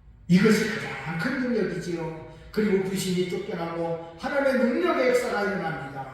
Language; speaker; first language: Korean; native; Korean